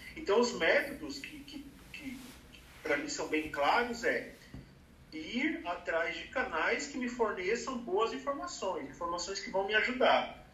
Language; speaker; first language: Portuguese; native; Portuguese